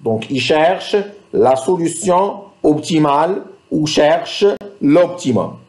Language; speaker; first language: French; non-native, local second language; Arabic